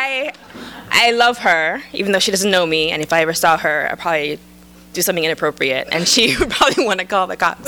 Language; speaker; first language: English; early bilingual, other home language; Jamaican Creole English